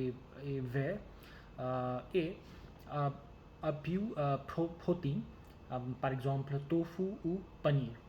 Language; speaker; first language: French; non-native, learner; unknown